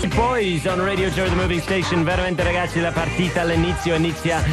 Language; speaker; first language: Italian; non-native, fluent; English